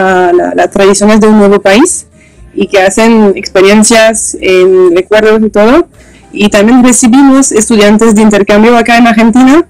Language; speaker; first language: Spanish; non-native, learner; French